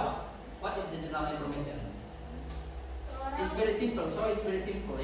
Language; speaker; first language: English; non-native, learner; Indonesian